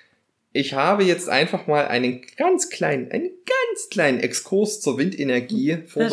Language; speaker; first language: German; native; German